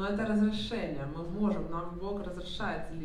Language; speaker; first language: Russian; native; Russian